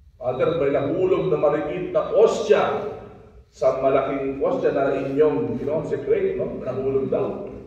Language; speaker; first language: Filipino; non-native, local second language; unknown